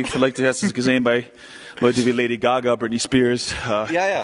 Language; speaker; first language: German; non-native, learner; English